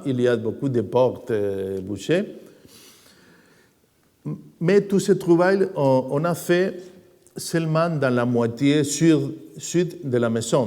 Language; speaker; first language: French; non-native, fluent; Spanish